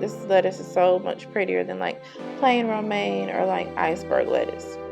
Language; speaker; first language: English; native; English